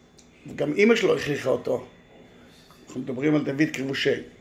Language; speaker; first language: Hebrew; native; Hebrew